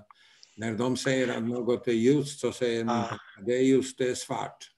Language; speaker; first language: Swedish; non-native, fluent; Polish